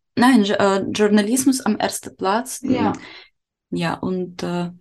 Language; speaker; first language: German; non-native, learner; Ukrainian